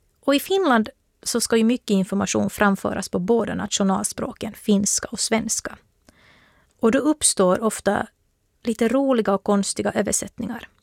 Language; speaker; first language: Swedish; native; Swedish